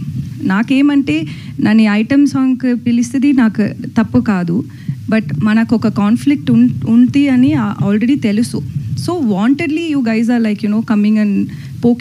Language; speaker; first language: Telugu; non-native, learner; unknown